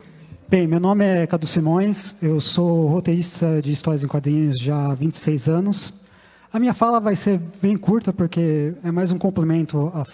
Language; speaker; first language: Portuguese; native; Portuguese